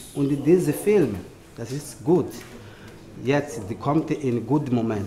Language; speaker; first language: German; non-native, learner; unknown